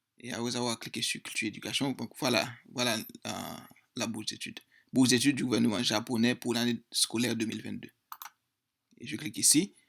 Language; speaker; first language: French; non-native, local second language; Haitian Creole